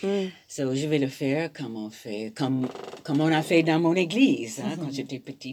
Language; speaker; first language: French; non-native, fluent; English